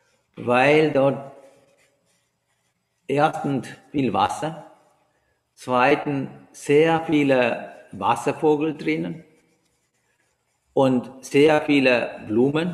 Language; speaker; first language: German; non-native, learner; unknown